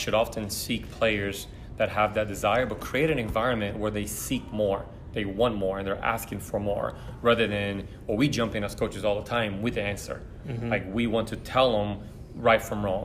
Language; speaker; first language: English; early bilingual, other home language; Portuguese